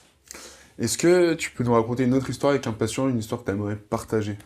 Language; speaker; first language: French; native; French